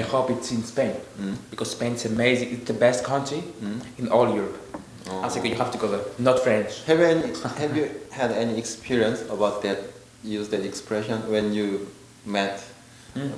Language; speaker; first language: English; non-native, learner; Korean